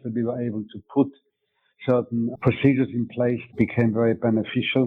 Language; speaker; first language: English; non-native, fluent; German